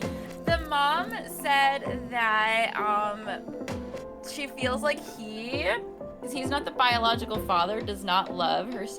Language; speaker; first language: English; native; English